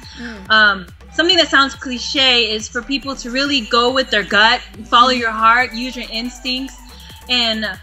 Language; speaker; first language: English; native; English